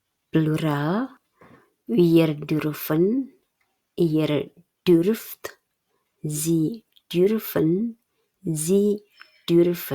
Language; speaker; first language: German; non-native, fluent; Indonesian